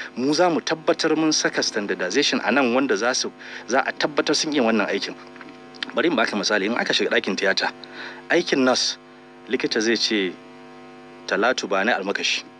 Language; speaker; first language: Hausa; native; Hausa